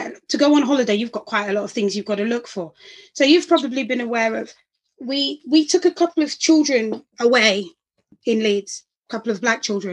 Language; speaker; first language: English; native; English